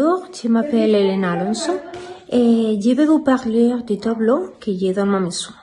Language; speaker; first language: French; non-native, fluent; Spanish